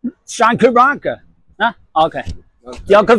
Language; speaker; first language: Welsh; non-native, learner; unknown